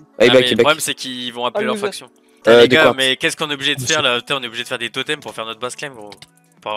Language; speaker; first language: French; native; French